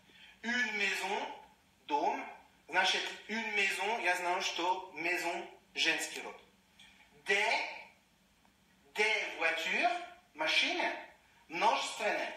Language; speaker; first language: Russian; non-native, learner; French